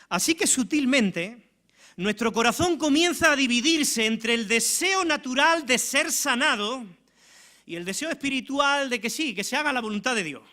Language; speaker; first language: Spanish; native; Spanish